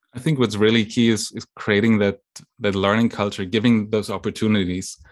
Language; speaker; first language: English; non-native, fluent; German